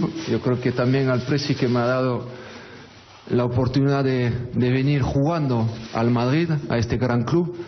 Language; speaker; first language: Spanish; non-native, fluent; French